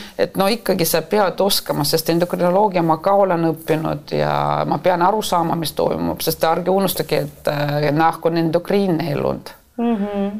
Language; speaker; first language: Estonian; non-native, local second language; Russian